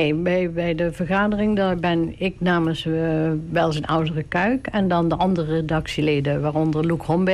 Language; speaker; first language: Dutch; native; Dutch